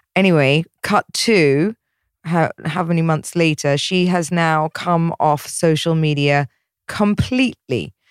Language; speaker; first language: English; native; English